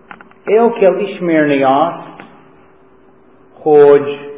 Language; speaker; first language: Hungarian; non-native, fluent; English